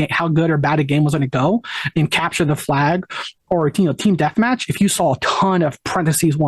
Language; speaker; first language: English; native; English